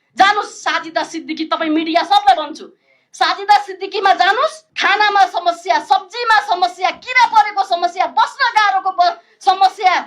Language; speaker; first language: Nepali; native; Nepali